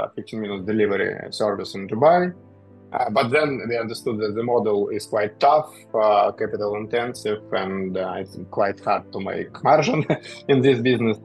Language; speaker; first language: English; non-native, fluent; Russian